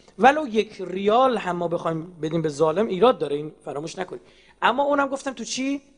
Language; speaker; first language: Persian; native; Persian